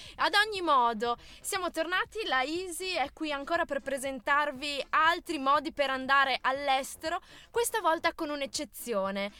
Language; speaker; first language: Italian; native; Italian